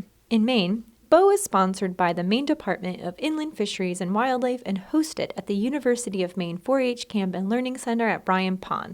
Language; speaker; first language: English; native; English